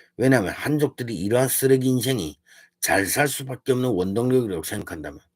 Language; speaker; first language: Korean; early bilingual, heritage; Korean